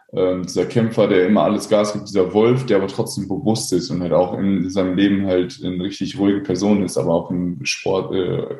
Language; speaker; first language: German; native; German